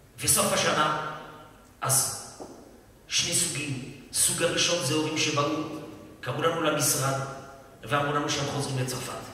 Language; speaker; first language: Hebrew; non-native, fluent; French